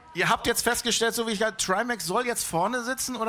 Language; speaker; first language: German; native; German